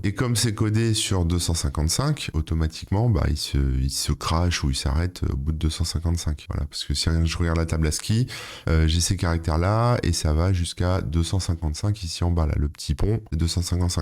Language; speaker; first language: French; native; French